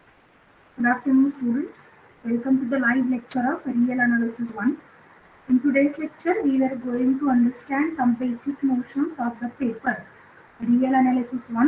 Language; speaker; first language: English; non-native, local second language; Marathi